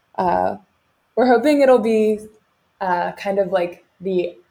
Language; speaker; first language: English; native; English